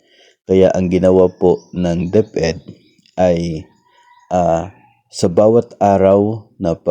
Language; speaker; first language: Filipino; native; Filipino